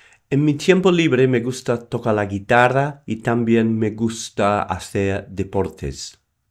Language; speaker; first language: Spanish; non-native, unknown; English